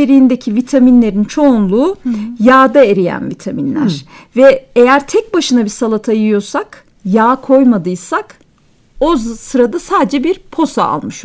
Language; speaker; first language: Turkish; native; Turkish